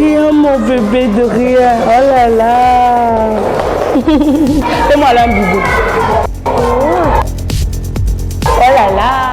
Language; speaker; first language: French; native; French